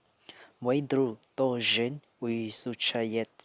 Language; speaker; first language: Russian; non-native, learner; Lao